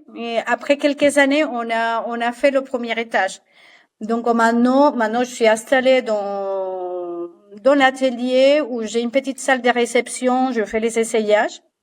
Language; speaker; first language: French; non-native, fluent; Spanish